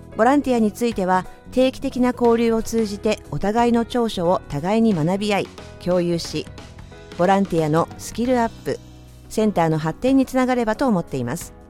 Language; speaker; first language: Japanese; native; Japanese